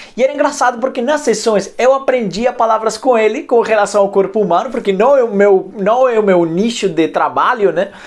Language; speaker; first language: Portuguese; non-native, fluent; Spanish